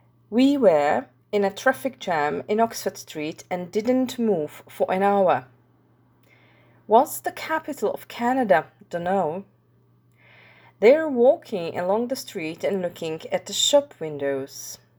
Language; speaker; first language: English; non-native, fluent; Czech